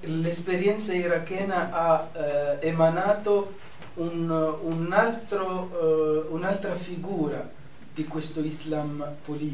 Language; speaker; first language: Italian; non-native, fluent; Arabic